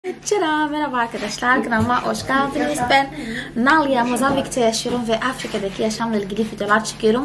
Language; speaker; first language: Turkish; non-native, fluent; Portuguese